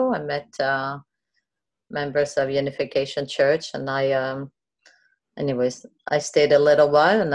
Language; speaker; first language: English; non-native, fluent; French